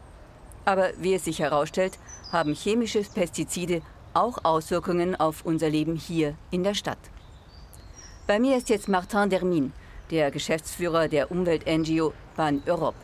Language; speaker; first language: German; native; German